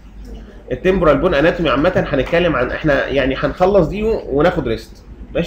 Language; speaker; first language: Arabic; native; Arabic